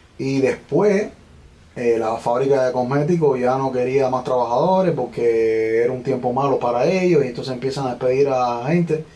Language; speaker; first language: Spanish; native; Spanish